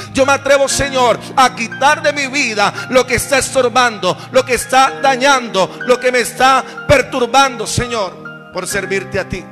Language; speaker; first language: Spanish; native; Spanish